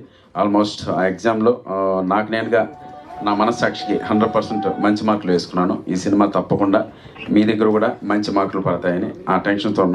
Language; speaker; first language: Telugu; native; Telugu